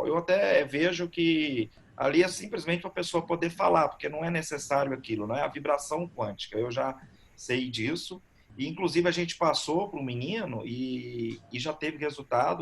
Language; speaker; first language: Portuguese; native; Portuguese